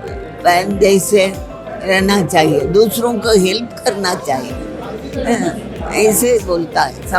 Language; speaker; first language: Hindi; non-native, local second language; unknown